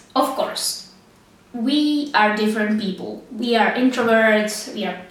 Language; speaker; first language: English; non-native, fluent; Czech